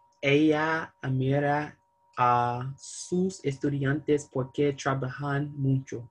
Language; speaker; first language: Spanish; non-native, learner; English